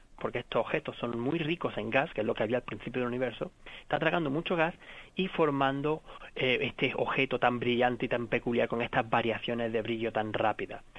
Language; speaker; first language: Spanish; native; Spanish